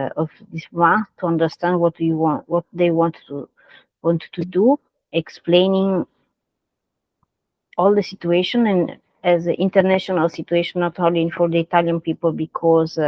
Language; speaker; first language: English; non-native, learner; Italian